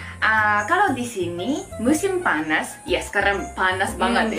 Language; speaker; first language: Indonesian; non-native, fluent; Japanese